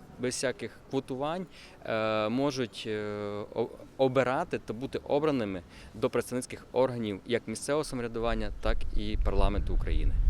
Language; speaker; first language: Ukrainian; native; Ukrainian